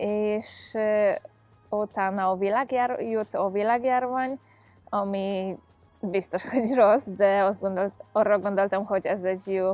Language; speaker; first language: Hungarian; non-native, fluent; Polish